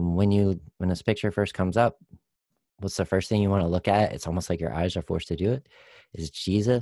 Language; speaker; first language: English; native; English